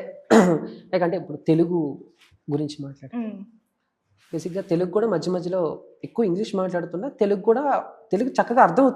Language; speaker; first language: Telugu; native; Telugu